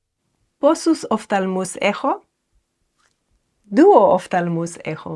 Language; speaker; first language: Greek; non-native, fluent; English